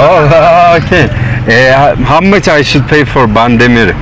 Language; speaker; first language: English; non-native, learner; Turkish